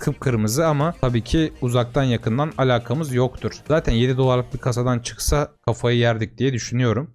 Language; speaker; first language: Turkish; native; Turkish